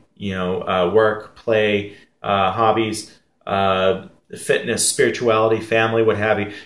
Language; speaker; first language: English; native; English